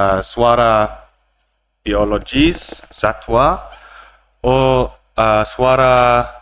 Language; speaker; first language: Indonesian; non-native, learner; English